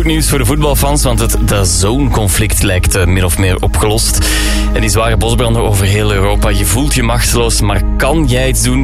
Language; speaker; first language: Dutch; native; Dutch